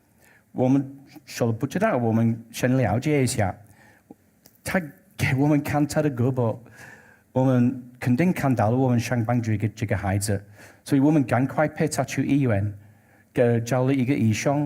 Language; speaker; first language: Chinese; non-native, learner; English